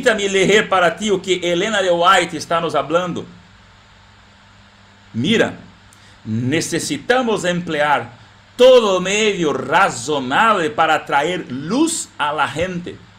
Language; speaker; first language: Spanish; non-native, learner; Portuguese